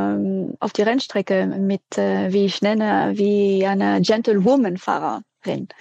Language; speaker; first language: German; non-native, fluent; French